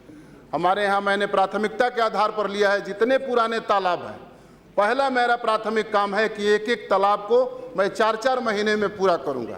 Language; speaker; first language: Hindi; native; Hindi